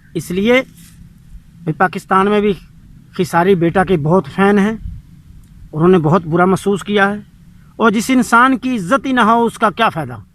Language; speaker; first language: Urdu; native; Urdu